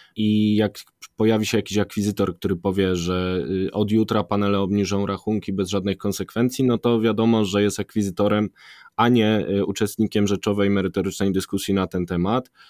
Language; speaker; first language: Polish; native; Polish